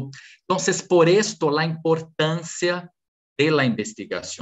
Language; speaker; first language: Spanish; non-native, fluent; Portuguese